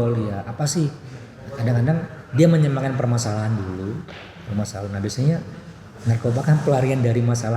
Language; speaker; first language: Indonesian; non-native, local second language; Banjar